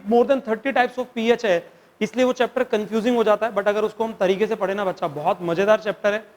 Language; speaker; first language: Hindi; native; Hindi